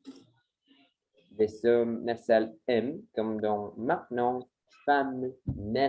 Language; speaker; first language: French; non-native, learner; Spanish